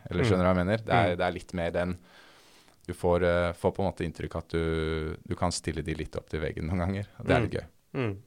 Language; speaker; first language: Norwegian; native; Norwegian